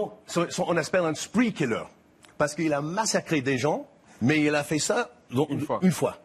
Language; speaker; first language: French; non-native, fluent; English